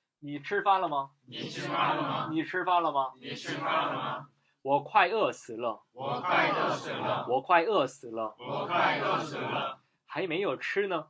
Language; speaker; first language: Chinese; non-native, fluent; Korean